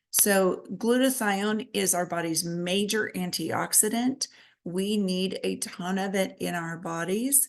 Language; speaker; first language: English; native; English